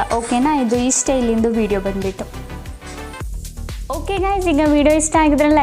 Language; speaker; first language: Kannada; native; Kannada